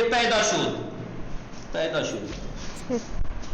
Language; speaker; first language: Persian; non-native, fluent; Urdu